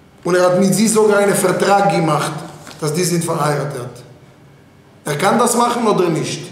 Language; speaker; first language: German; non-native, fluent; Hebrew